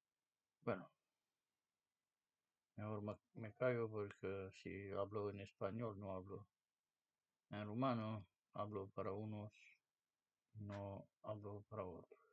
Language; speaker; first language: Spanish; non-native, fluent; Romanian